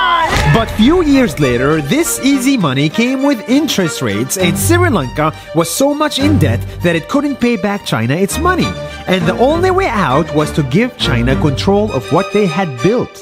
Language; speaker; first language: English; non-native, fluent; Arabic